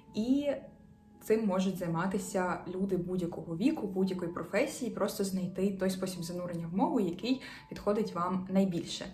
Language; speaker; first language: Ukrainian; native; Ukrainian